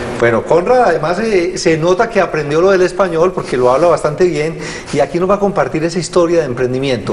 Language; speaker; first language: Spanish; native; Spanish